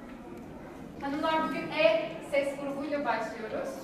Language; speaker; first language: Turkish; native; Turkish